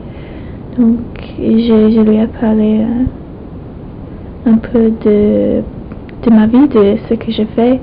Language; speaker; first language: French; non-native, fluent; English